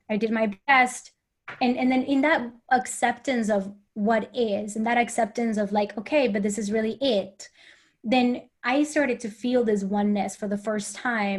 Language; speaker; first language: English; non-native, fluent; Spanish